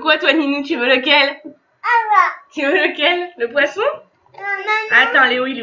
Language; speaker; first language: French; native; French